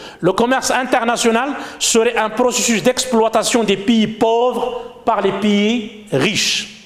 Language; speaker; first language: French; non-native, local second language; Arabic